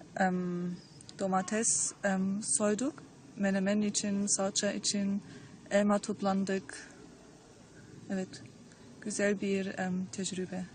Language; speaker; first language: Turkish; early bilingual, heritage; Turkish